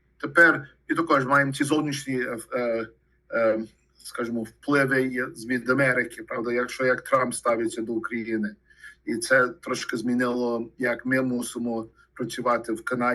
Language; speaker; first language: Ukrainian; early bilingual, heritage; Ukrainian